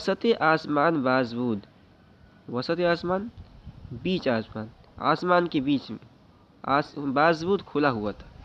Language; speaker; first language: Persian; non-native, fluent; Urdu